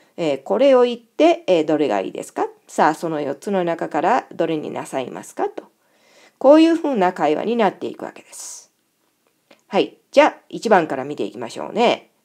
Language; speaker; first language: Japanese; native; Japanese